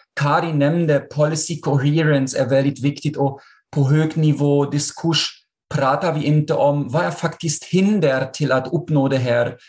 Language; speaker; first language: Swedish; non-native, fluent; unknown